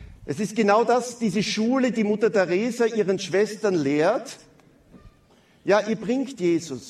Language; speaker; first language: German; native; German